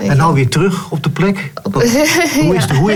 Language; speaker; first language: Dutch; native; Dutch